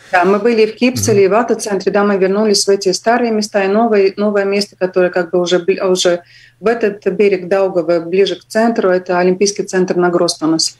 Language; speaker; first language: Russian; non-native, local second language; Latvian